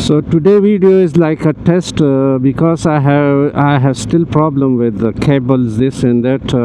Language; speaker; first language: English; non-native, learner; Persian